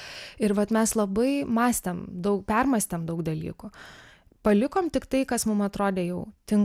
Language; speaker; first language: Lithuanian; native; Lithuanian